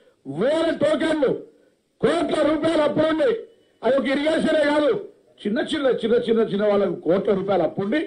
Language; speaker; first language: Telugu; native; Telugu